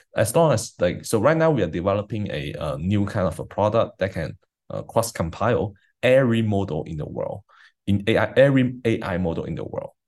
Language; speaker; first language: English; non-native, fluent; Chinese